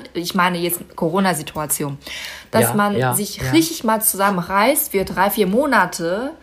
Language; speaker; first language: German; non-native, fluent; Chinese